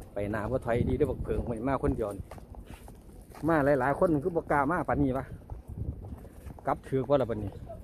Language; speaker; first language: Thai; native; Thai